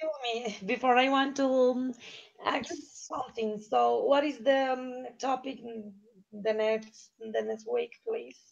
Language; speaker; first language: English; non-native, learner; Spanish